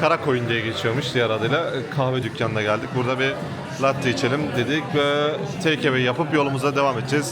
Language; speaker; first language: Turkish; native; Turkish